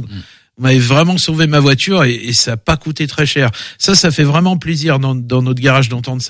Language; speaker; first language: French; native; French